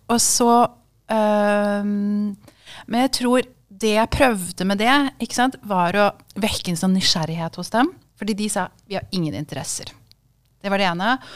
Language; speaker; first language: Norwegian; early bilingual, other home language; Kurdish